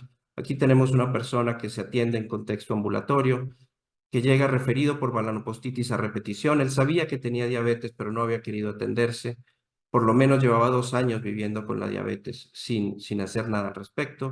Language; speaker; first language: Spanish; native; Spanish